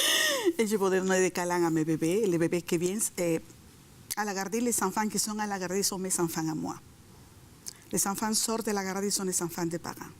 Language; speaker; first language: French; non-native, fluent; Spanish